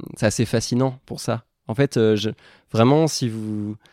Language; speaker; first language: French; native; French